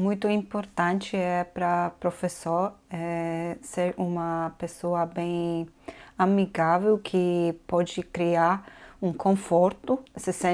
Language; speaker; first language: Portuguese; non-native, fluent; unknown